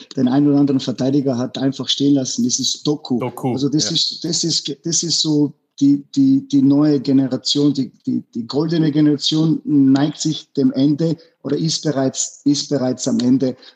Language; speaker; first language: German; early bilingual, other home language; Bosnian